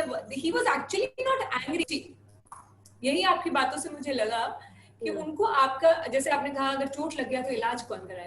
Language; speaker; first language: Hindi; native; Hindi